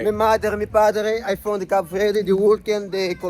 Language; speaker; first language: English; non-native, learner; Portuguese